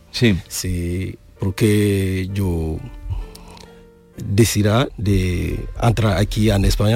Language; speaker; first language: Spanish; non-native, learner; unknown